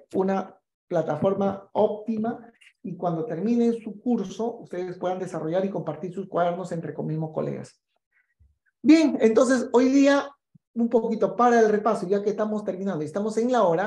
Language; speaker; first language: Spanish; native; Spanish